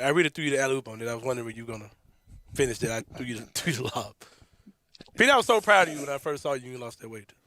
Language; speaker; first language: English; native; English